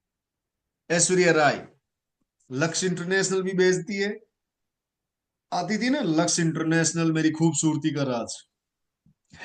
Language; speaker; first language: Hindi; native; Hindi